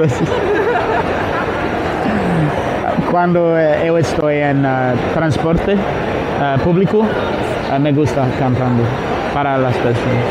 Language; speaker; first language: Spanish; non-native, learner; Portuguese